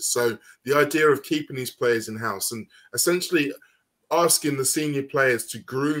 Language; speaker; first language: English; native; English